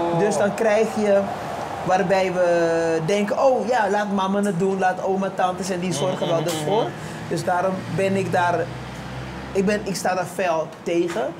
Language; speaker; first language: Dutch; early bilingual, other home language; Papiamento